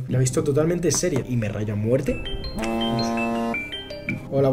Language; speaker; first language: Spanish; native; Spanish